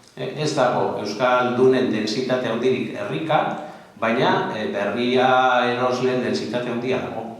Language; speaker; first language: Basque; non-native, local second language; Spanish